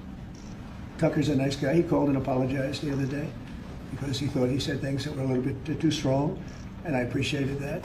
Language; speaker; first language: English; native; English